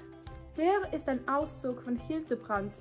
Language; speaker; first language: German; non-native, fluent; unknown